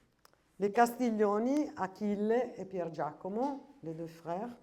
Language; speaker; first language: French; non-native, fluent; Italian